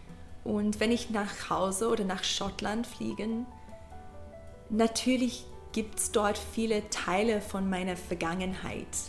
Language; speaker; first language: German; non-native, learner; English